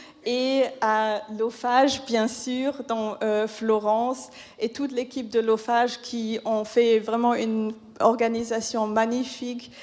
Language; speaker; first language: French; non-native, fluent; German